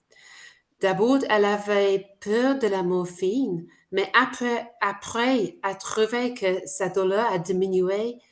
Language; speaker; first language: French; non-native, fluent; English